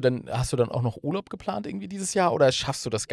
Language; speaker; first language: German; native; German